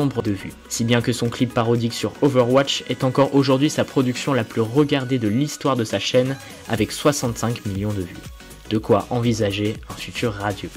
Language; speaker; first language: French; native; French